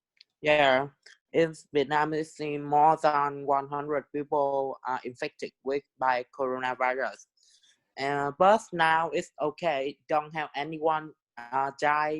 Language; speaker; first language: English; non-native, learner; Vietnamese